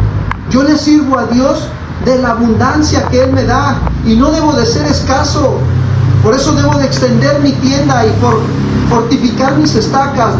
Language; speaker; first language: Spanish; native; Spanish